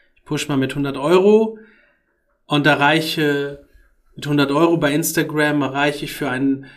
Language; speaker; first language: German; early bilingual, other home language; Arabic